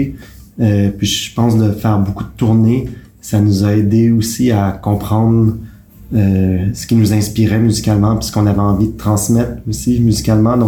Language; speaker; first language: French; native; French